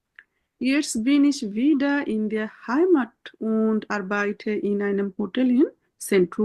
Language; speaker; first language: German; non-native, fluent; Bangla